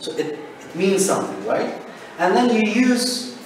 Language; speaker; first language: English; non-native, fluent; Turkish